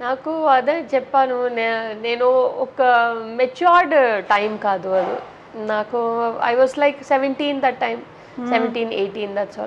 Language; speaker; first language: Telugu; non-native, learner; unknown